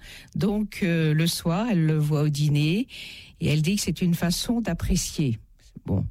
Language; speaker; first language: French; native; French